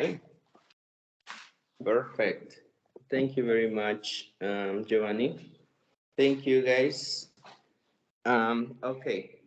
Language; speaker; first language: English; non-native, fluent; Spanish